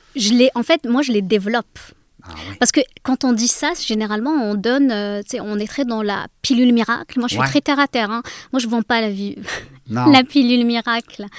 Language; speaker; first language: French; native; French